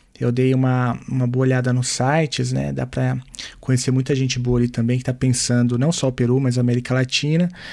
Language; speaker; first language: Portuguese; native; Portuguese